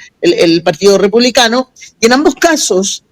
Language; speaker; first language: Spanish; native; Spanish